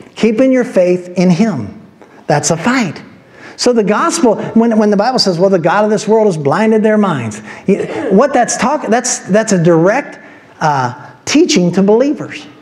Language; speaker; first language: English; native; English